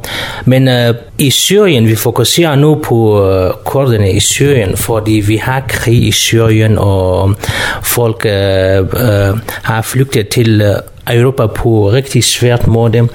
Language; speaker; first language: Danish; non-native, fluent; Kurdish